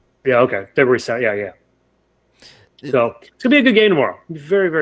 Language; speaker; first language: English; native; English